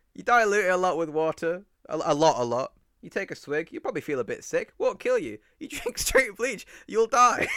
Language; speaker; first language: English; native; English